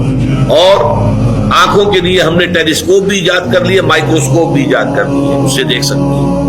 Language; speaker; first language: Urdu; native; Urdu